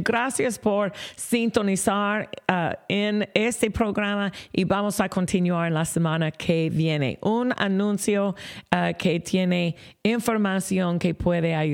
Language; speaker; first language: Spanish; non-native, fluent; English